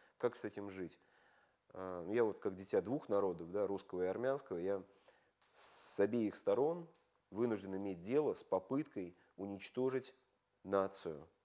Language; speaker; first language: Russian; native; Russian